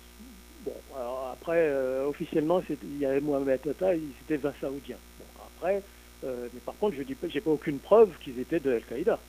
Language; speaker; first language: French; native; French